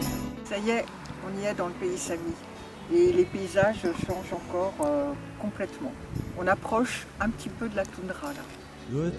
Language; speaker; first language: French; native; French